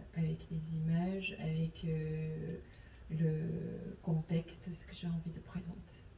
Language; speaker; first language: French; non-native, fluent; Chinese